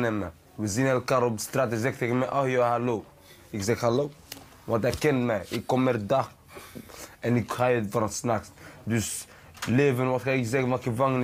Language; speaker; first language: Dutch; early bilingual, other home language; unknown